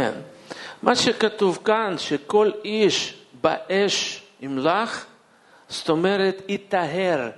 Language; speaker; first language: Hebrew; non-native, fluent; Russian